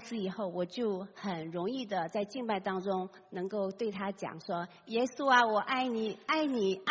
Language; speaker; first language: Chinese; native; Chinese